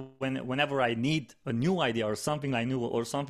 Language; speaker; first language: English; non-native, fluent; Romanian